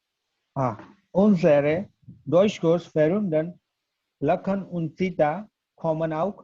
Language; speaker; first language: German; non-native, learner; Gujarati